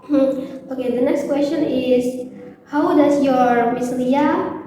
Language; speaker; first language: English; non-native, learner; Indonesian